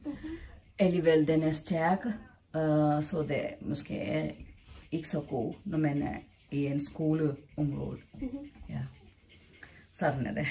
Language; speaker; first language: Danish; non-native, fluent; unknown